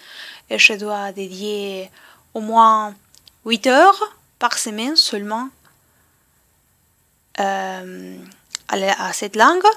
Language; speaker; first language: French; non-native, learner; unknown